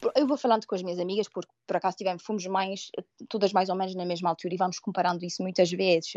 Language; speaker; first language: Portuguese; native; Portuguese